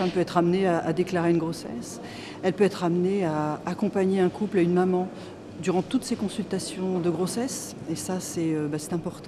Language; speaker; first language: French; native; French